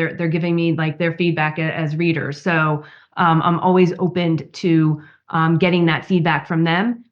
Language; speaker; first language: English; native; English